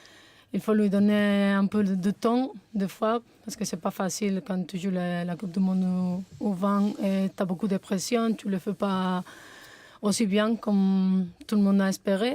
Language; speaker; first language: French; non-native, fluent; Spanish